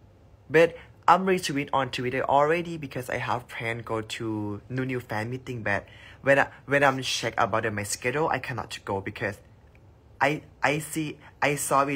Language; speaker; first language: English; non-native, learner; Thai